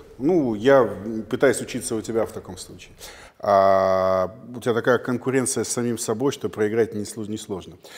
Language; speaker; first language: Russian; native; Russian